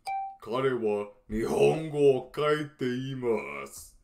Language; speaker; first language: Japanese; non-native, learner; English